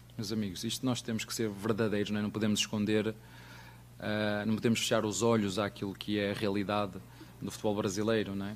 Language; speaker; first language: Portuguese; native; Portuguese